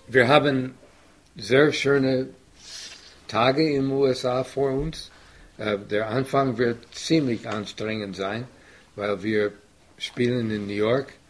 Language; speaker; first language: German; non-native, fluent; English